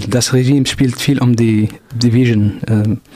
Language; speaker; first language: German; non-native, local second language; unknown